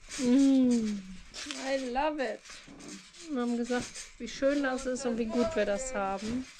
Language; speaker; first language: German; native; German